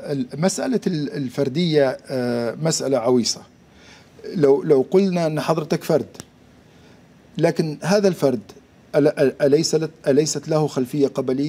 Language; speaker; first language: Arabic; native; Arabic